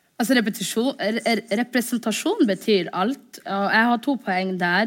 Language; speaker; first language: Norwegian; early bilingual, other home language; Somali